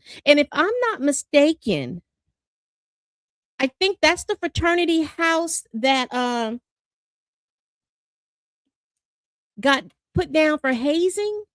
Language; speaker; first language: English; native; English